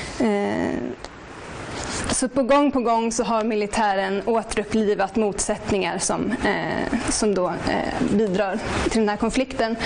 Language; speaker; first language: Swedish; native; Swedish